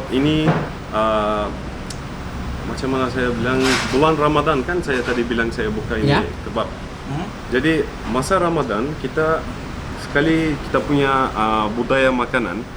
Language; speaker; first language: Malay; non-native, fluent; Turkish